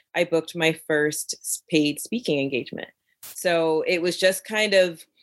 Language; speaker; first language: English; native; English